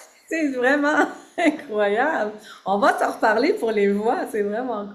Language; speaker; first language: French; native; French